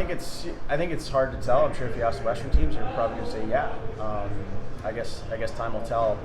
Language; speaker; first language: English; native; English